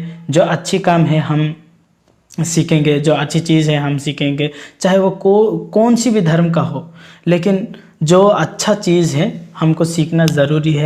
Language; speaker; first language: Hindi; non-native, local second language; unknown